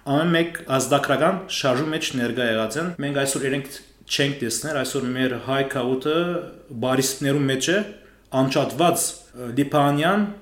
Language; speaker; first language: Armenian; early bilingual, heritage; Armenian